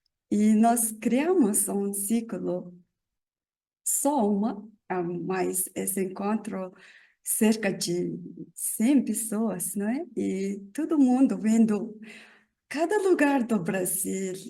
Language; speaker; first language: Portuguese; non-native, learner; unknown